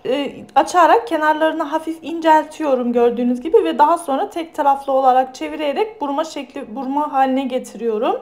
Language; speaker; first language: Turkish; native; Turkish